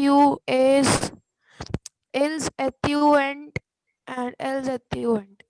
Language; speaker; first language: French; non-native, learner; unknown